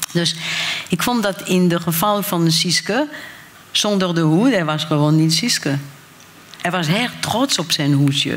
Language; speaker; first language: Dutch; non-native, fluent; French